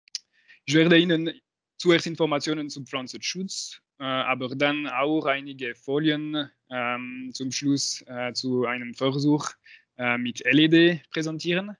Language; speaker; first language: German; non-native, local second language; French